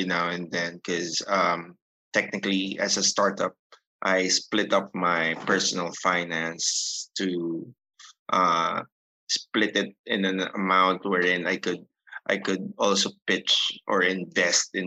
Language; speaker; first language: English; non-native, local second language; Filipino